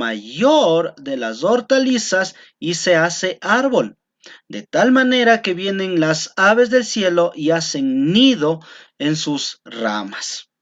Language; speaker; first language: Spanish; native; Spanish